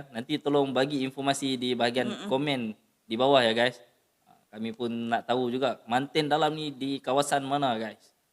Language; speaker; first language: Malay; native; Malay